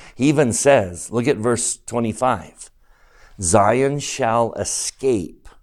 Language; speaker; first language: English; native; English